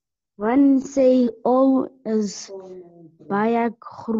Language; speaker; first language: Afrikaans; non-native, local second language; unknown